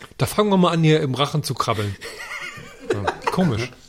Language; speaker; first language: German; native; German